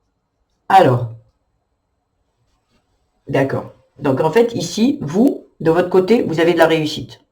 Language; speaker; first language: French; native; French